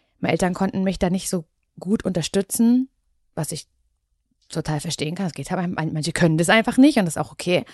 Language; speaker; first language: German; native; German